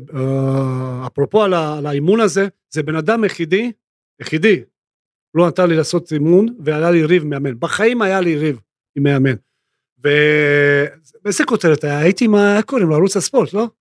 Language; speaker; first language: Hebrew; non-native, fluent; Croatian